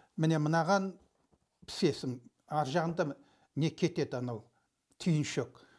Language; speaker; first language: Kazakh; early bilingual, heritage; Kazakh